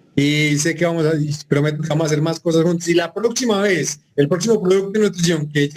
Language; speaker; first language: Spanish; native; Spanish